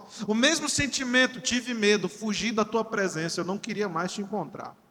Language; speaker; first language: Portuguese; native; Portuguese